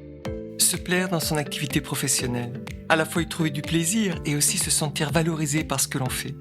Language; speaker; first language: French; native; French